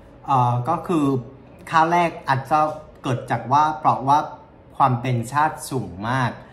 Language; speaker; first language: Thai; non-native, fluent; Vietnamese